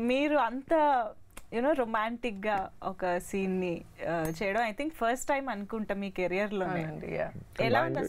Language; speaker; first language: Telugu; native; Telugu